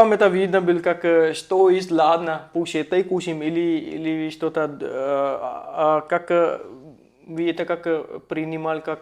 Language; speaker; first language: Russian; non-native, learner; Hindi